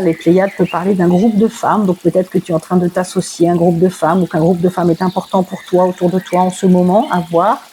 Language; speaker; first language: French; native; French